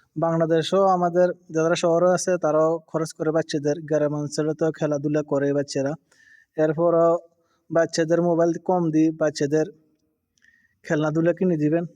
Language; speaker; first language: Bangla; native; Bangla